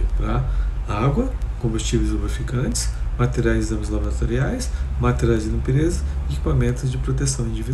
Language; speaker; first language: Portuguese; native; Portuguese